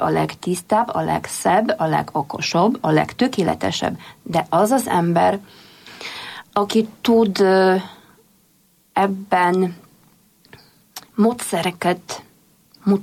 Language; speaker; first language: Hungarian; non-native, fluent; Polish